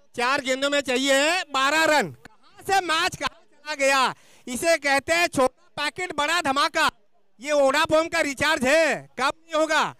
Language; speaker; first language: Hindi; non-native, local second language; Marathi